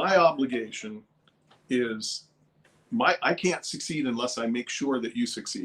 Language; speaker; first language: English; native; English